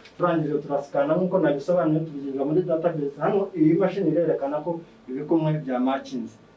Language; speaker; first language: Kinyarwanda; native; Kinyarwanda